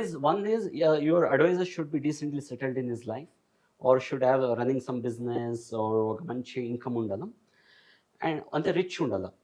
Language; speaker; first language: English; non-native, local second language; Kannada